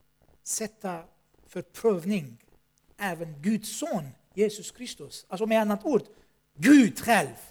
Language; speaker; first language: Swedish; non-native, fluent; Armenian